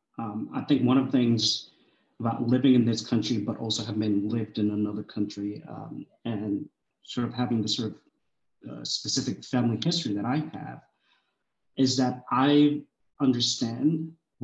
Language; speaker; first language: English; early bilingual, other home language; Swahili